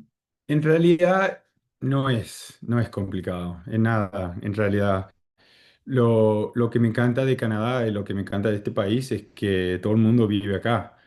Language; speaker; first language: Spanish; early bilingual, heritage; Spanish